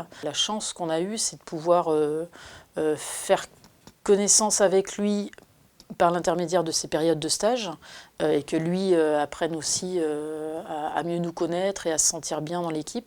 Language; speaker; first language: French; native; French